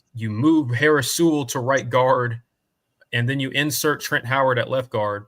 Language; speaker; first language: English; native; English